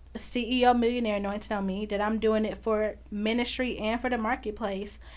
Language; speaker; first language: English; native; English